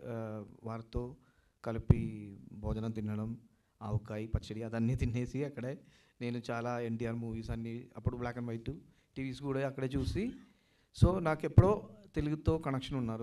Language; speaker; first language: Telugu; non-native, learner; Malayalam